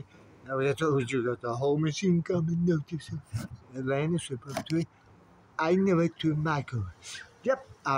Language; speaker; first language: English; native; English